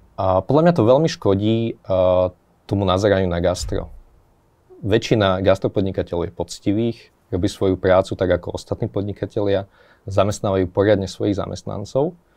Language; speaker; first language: Slovak; native; Slovak